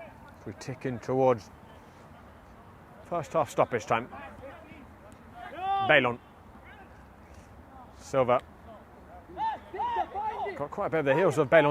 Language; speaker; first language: English; native; English